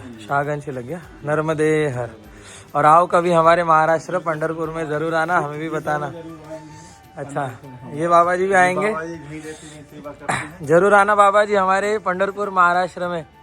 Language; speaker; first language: Hindi; non-native, local second language; Marathi